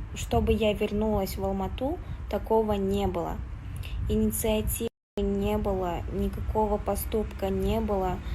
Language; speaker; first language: Russian; non-native, local second language; Kazakh